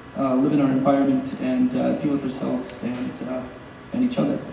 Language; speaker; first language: English; native; English